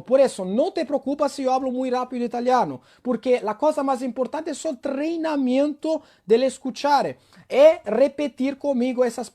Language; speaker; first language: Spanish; non-native, learner; Italian